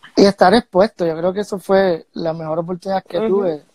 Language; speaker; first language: Spanish; early bilingual, heritage; Spanish